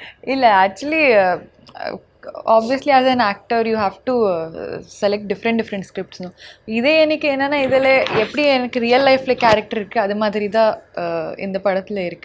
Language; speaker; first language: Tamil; non-native, learner; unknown